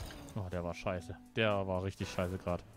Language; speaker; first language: German; native; German